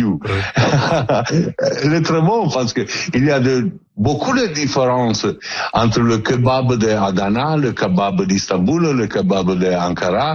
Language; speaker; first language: French; non-native, learner; Italian